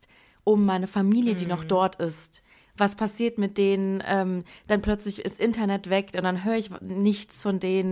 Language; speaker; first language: German; early bilingual, other home language; Persian